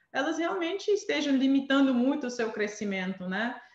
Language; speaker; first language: Portuguese; non-native, fluent; Armenian